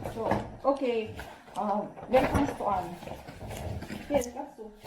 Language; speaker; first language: German; non-native, learner; Filipino